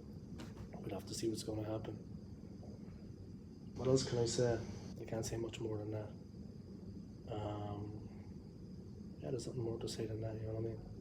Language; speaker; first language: English; native; English